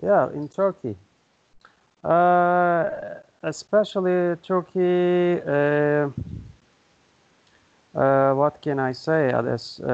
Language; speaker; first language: English; non-native, learner; Turkish